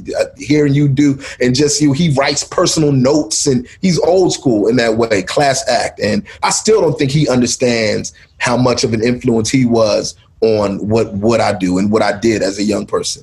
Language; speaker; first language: English; native; English